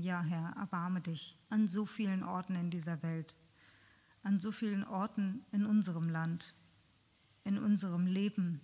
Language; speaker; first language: German; native; German